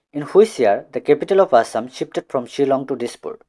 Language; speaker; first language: English; non-native, local second language; Assamese